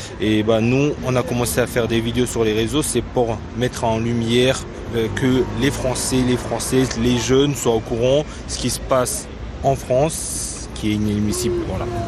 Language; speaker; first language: French; non-native, fluent; Tibetan